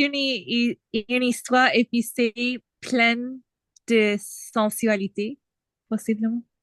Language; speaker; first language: French; non-native, learner; English